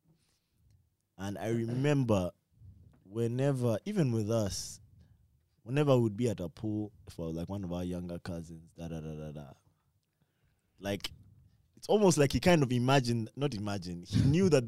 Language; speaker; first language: English; non-native, local second language; Ganda